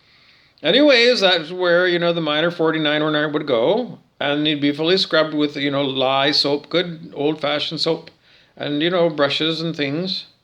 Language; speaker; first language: English; native; English